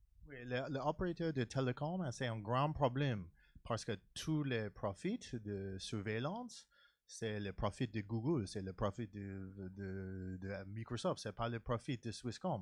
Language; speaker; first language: French; non-native, learner; English